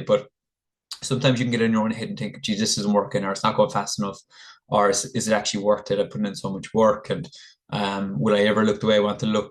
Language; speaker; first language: English; native; English